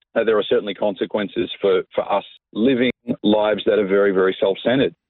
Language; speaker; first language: English; native; English